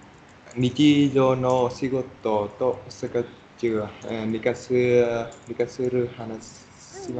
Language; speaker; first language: Japanese; non-native, learner; Vietnamese